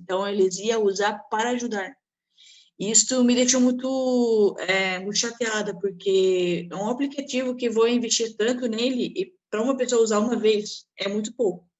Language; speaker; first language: Portuguese; non-native, fluent; Arabic